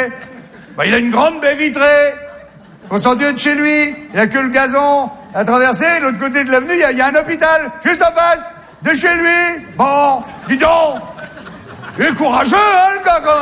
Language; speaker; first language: French; native; French